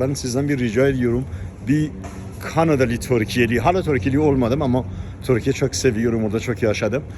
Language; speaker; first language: Turkish; non-native, fluent; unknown